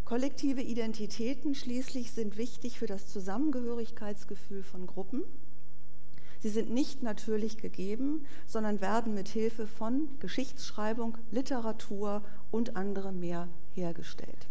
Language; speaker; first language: German; native; German